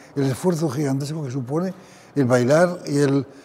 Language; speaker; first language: Spanish; native; Spanish